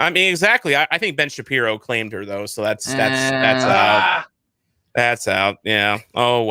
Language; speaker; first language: English; native; English